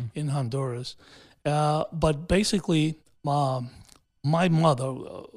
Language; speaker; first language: English; early bilingual, other home language; Spanish